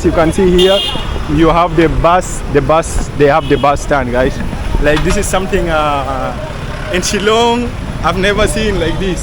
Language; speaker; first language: English; non-native, fluent; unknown